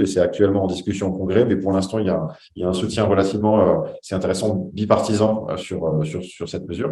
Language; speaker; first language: French; native; French